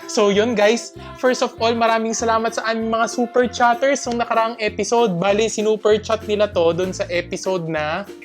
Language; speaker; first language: Filipino; native; Filipino